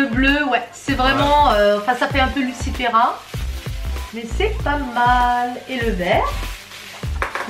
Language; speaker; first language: French; native; French